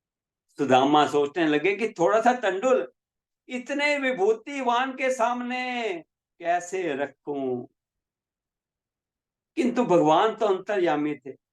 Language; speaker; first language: Hindi; native; Hindi